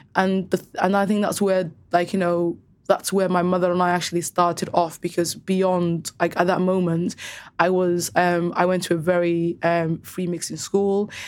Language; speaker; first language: English; native; English